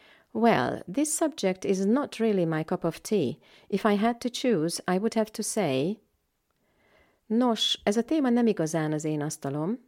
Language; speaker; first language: English; non-native, fluent; Hungarian